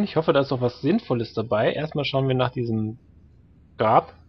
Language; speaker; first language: German; native; German